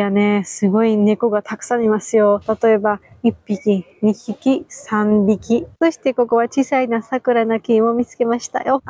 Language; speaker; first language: Japanese; non-native, learner; Georgian